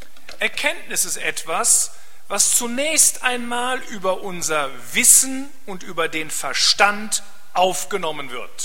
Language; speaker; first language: German; native; German